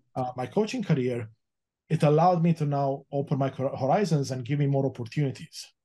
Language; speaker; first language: English; early bilingual, other home language; Romanian